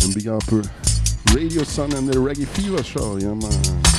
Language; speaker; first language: English; non-native, learner; German